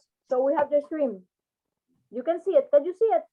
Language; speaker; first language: English; non-native, fluent; Spanish